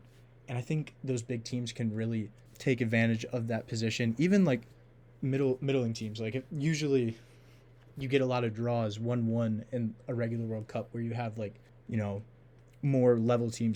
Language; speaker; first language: English; native; English